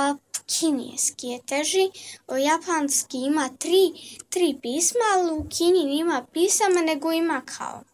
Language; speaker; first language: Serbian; early bilingual, heritage; Serbian